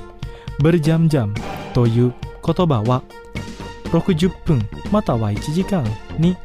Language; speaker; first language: Japanese; non-native, fluent; Indonesian